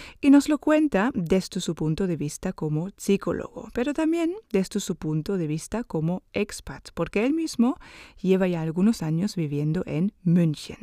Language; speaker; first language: Spanish; non-native, fluent; German